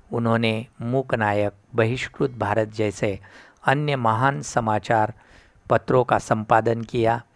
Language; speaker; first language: Hindi; non-native, local second language; Marathi